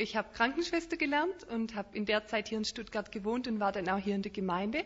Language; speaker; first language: German; native; German